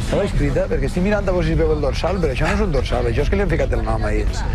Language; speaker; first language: Catalan; native; Catalan